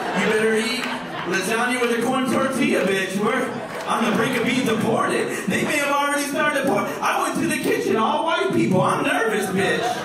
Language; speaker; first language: English; native; English